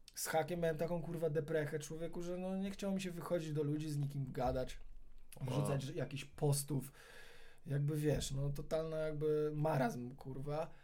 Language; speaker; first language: Polish; native; Polish